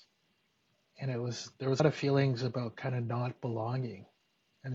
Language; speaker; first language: English; native; English